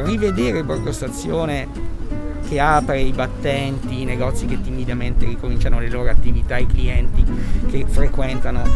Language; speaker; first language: Italian; native; Italian